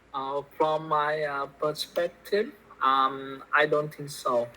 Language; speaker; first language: English; non-native, learner; Vietnamese